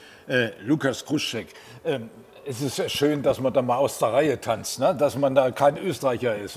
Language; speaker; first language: German; native; German